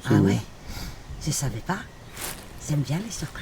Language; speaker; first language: French; native; French